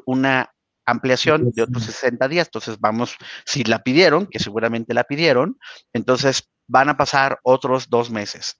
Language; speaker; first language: Spanish; native; Spanish